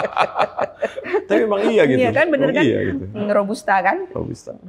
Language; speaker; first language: Indonesian; native; Indonesian